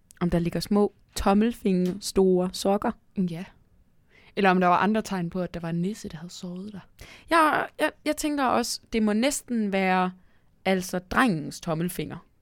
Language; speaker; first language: Danish; native; Danish